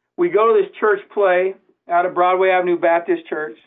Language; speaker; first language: English; native; English